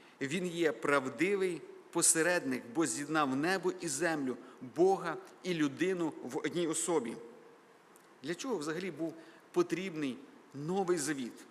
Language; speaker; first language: Ukrainian; native; Ukrainian